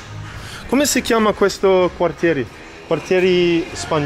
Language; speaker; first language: Italian; non-native, learner; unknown